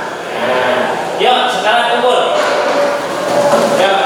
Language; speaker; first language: Indonesian; native; Indonesian